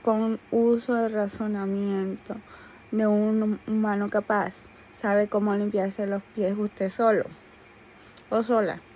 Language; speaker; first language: Spanish; native; Spanish